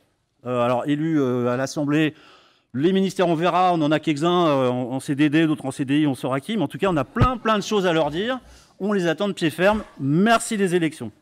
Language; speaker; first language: French; native; French